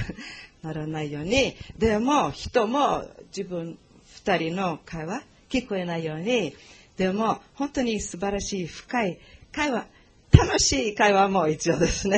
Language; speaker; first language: Japanese; non-native, learner; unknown